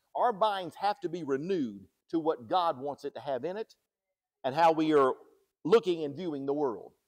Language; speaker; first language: English; native; English